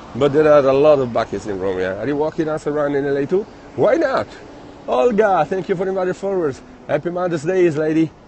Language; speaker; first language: English; non-native, fluent; Italian